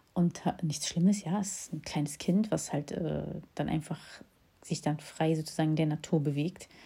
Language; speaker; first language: German; early bilingual, other home language; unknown